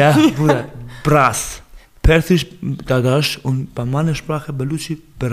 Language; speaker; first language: German; non-native, learner; Baluchi